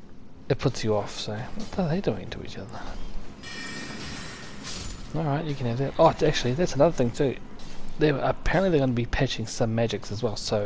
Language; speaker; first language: English; native; English